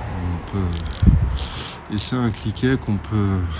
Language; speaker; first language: French; native; French